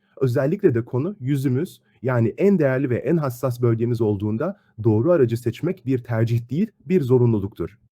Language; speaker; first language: Turkish; native; Turkish